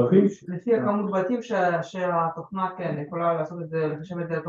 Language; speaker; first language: Hebrew; native; Hebrew